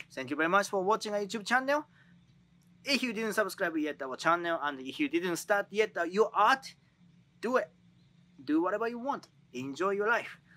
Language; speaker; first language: English; non-native, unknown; Japanese